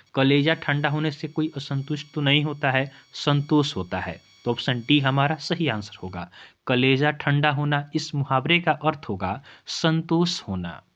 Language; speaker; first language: Hindi; native; Hindi